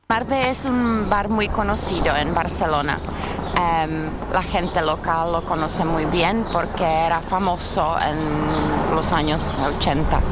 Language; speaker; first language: Spanish; non-native, learner; Czech